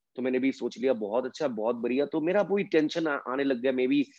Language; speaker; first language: Hindi; non-native, local second language; Bangla